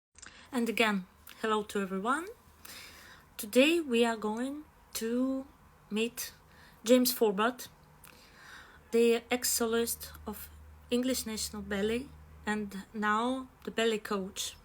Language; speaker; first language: English; non-native, fluent; Russian